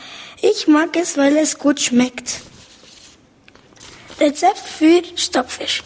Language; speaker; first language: German; early bilingual, other home language; Portuguese